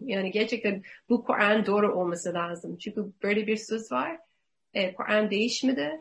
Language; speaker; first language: Turkish; non-native, learner; English